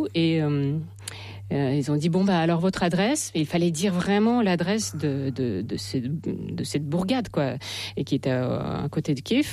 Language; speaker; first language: French; non-native, fluent; Russian